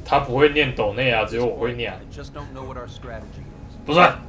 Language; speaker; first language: Chinese; native; Chinese